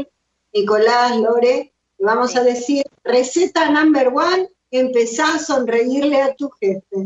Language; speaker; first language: Spanish; native; Spanish